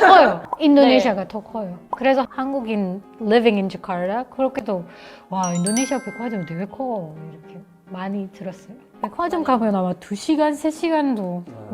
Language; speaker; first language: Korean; non-native, fluent; Indonesian